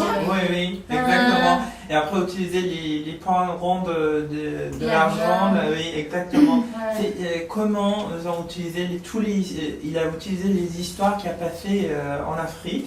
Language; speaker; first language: French; non-native, learner; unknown